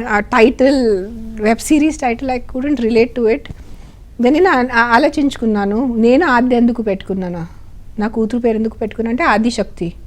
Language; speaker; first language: Telugu; non-native, fluent; Marathi